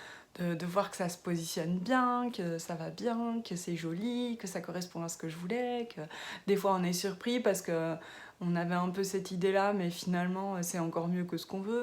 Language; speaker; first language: French; native; French